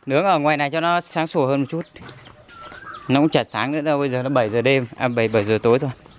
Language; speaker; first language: Vietnamese; native; Vietnamese